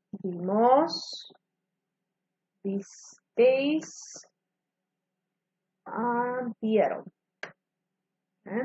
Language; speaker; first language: Spanish; non-native, fluent; English